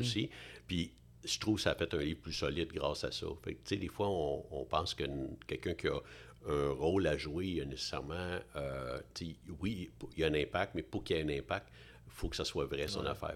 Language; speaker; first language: French; native; French